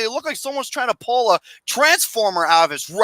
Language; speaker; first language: English; native; English